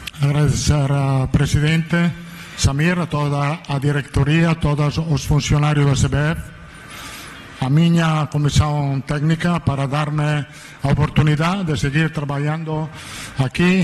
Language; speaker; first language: Portuguese; non-native, learner; Italian